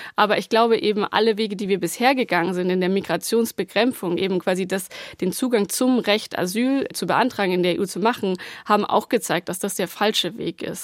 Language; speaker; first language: German; native; German